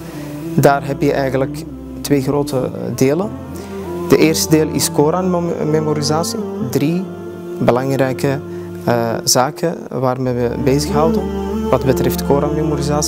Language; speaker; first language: Dutch; early bilingual, other home language; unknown